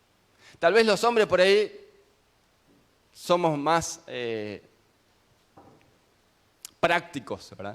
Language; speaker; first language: Spanish; native; Spanish